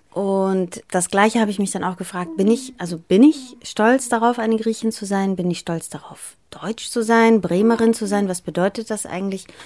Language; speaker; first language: German; early bilingual, other home language; Greek